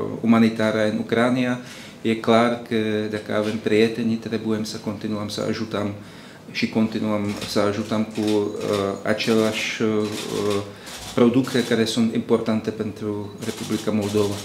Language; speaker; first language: Romanian; non-native, learner; Czech